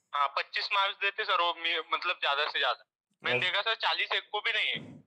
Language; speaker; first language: Hindi; non-native, local second language; Marathi